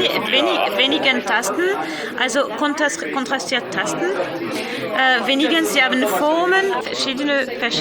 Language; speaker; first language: German; non-native, learner; French